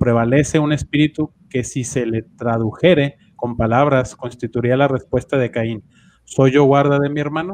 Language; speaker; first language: Spanish; native; Spanish